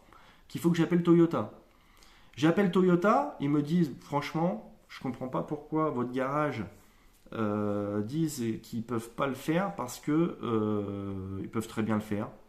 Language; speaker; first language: French; native; French